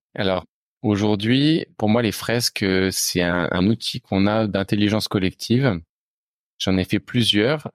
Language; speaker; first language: French; native; French